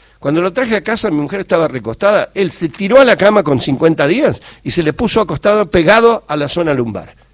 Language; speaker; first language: Spanish; native; Spanish